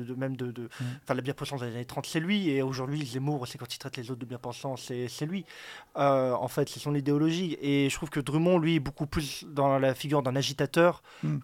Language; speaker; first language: French; native; French